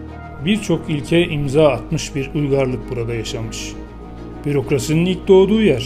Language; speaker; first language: Turkish; native; Turkish